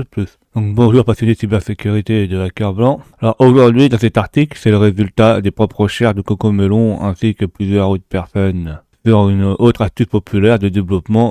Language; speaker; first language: French; native; French